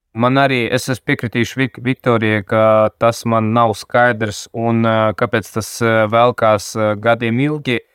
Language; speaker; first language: Latvian; non-native, local second language; Russian